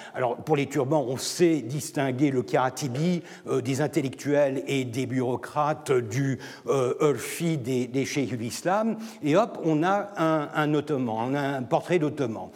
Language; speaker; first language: French; non-native, fluent; Turkish